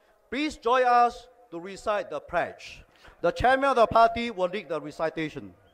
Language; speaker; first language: English; non-native, local second language; Min Nan Chinese